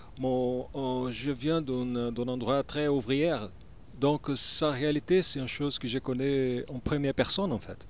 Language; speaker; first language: French; non-native, learner; Portuguese